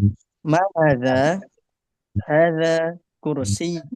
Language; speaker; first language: Arabic; non-native, learner; Indonesian